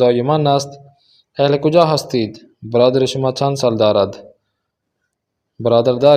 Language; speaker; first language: Persian; non-native, fluent; Urdu